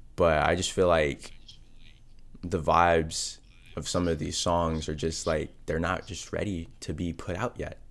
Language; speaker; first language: English; native; English